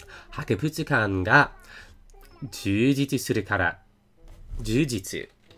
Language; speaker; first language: Japanese; non-native, learner; English